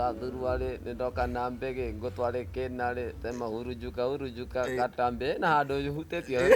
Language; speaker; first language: Kikuyu; non-native, local second language; Swahili